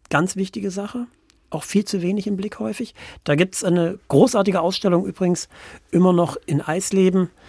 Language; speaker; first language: German; native; German